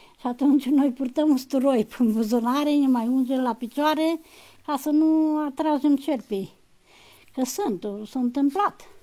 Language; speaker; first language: Romanian; native; Romanian